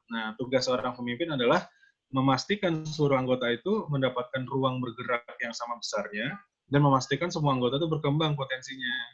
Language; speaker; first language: Indonesian; native; Indonesian